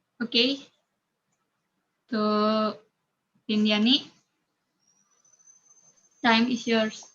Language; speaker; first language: English; non-native, learner; Indonesian